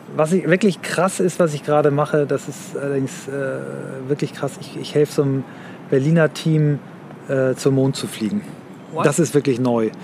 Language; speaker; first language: German; native; German